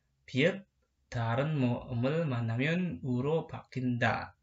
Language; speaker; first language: Korean; non-native, learner; Indonesian